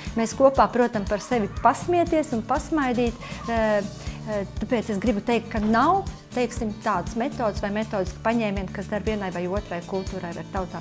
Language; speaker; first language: Latvian; native; Latvian